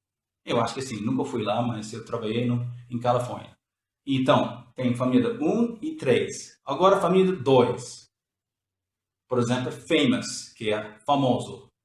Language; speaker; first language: Portuguese; non-native, learner; English